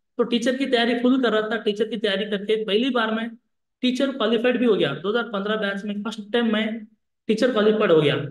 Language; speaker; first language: Hindi; non-native, local second language; Lambadi